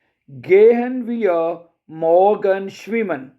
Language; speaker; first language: German; non-native, fluent; Urdu